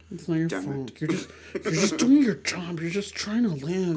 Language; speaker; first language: English; early bilingual, other home language; Spanish